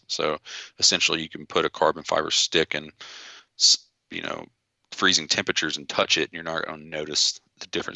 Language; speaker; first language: English; native; English